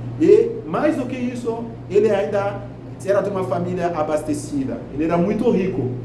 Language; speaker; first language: Portuguese; non-native, fluent; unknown